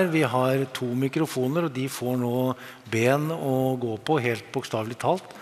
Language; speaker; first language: Norwegian; native; Norwegian